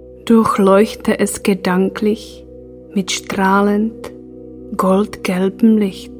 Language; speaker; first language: German; native; German